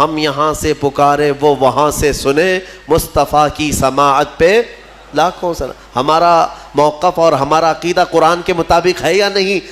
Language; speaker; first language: Urdu; native; Urdu